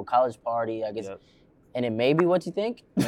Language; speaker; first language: English; native; English